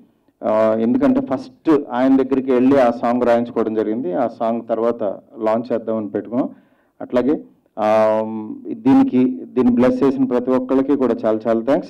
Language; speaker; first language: Telugu; native; Telugu